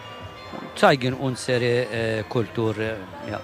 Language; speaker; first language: German; non-native, learner; Kurdish